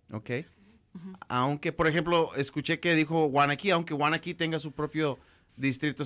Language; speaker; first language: Spanish; native; Spanish